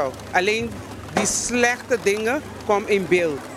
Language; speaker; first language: Dutch; non-native, local second language; Papiamento